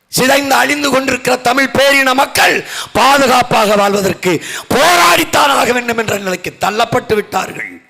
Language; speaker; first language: Tamil; native; Tamil